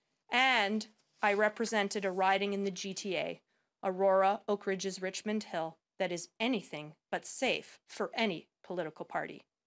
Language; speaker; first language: English; native; English